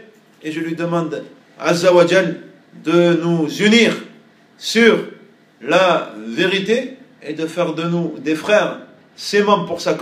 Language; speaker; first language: French; native; French